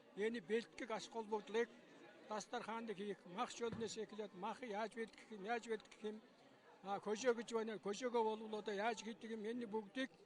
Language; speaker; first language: Mongolian; non-native, local second language; Kazakh